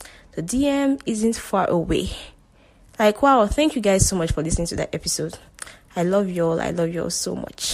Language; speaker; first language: English; non-native, local second language; Yoruba